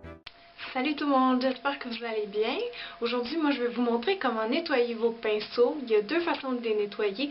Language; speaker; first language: French; native; French